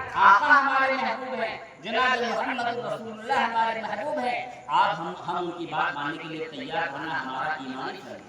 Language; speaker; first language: Urdu; native; Urdu